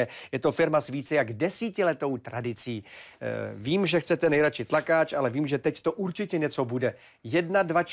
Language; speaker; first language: Czech; native; Czech